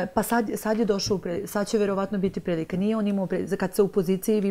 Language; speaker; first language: Serbian; native; Serbian